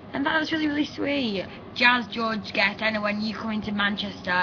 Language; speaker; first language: English; native; English